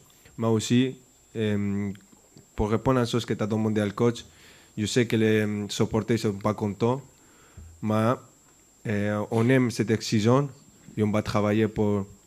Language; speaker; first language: French; non-native, fluent; Spanish